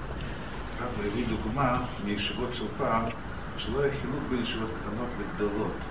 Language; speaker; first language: Hebrew; non-native, fluent; Russian